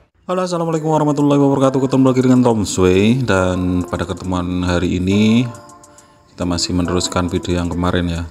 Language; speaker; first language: Indonesian; native; Indonesian